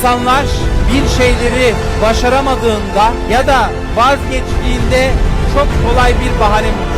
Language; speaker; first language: Turkish; native; Turkish